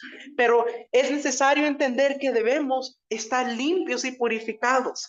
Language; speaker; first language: Spanish; native; Spanish